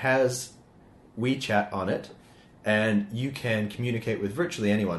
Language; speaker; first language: English; native; English